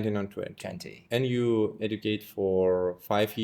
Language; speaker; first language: English; non-native, fluent; Russian